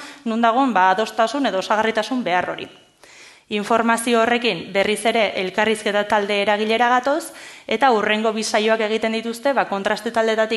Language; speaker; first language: Basque; native; Basque